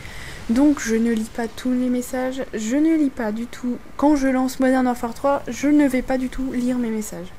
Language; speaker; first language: French; native; French